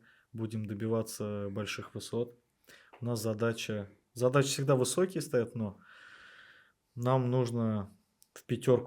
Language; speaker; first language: Russian; native; Russian